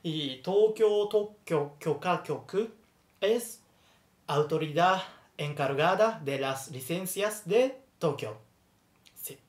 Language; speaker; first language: Spanish; non-native, learner; Japanese